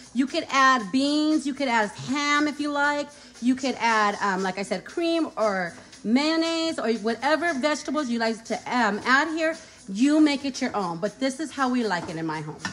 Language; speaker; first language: English; early bilingual, other home language; Spanish